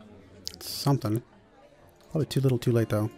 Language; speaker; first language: English; native; English